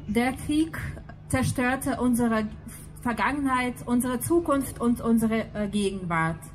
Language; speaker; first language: German; non-native, fluent; Russian